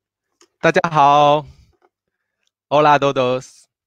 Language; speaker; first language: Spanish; non-native, learner; Chinese